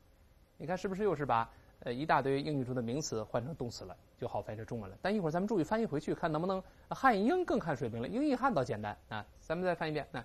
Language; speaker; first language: Chinese; native; Chinese